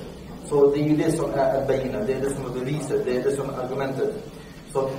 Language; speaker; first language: Swedish; non-native, fluent; Arabic